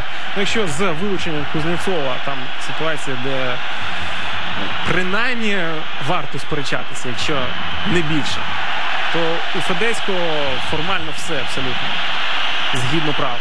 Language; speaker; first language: Ukrainian; native; Ukrainian